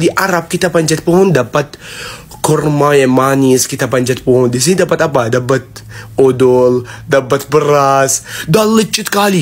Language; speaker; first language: Indonesian; non-native, fluent; Arabic